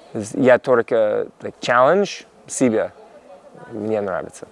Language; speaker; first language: Russian; non-native, learner; English